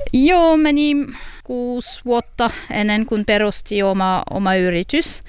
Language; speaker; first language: Finnish; non-native, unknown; French